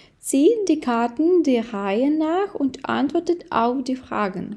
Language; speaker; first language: German; non-native, fluent; Ukrainian